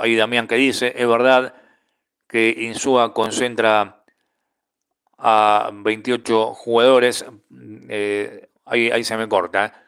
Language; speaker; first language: Spanish; native; Spanish